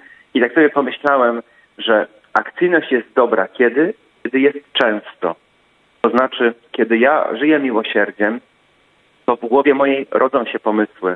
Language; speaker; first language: Polish; native; Polish